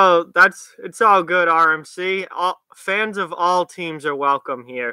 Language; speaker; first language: English; native; English